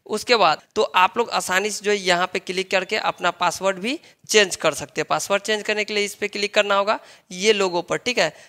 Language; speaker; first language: Hindi; native; Hindi